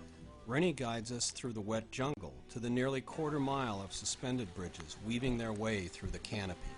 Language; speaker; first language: English; native; English